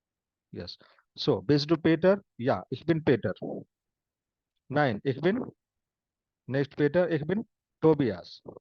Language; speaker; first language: German; non-native, fluent; Hindi